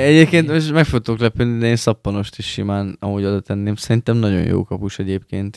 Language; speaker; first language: Hungarian; native; Hungarian